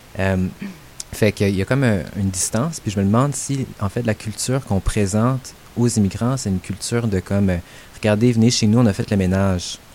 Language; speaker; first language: French; native; French